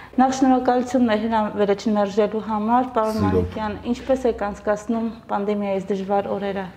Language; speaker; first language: Armenian; native; Armenian